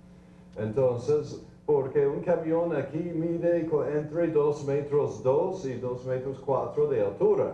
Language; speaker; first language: Spanish; non-native, fluent; English